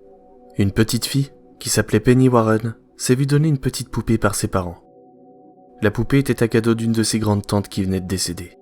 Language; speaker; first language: French; native; French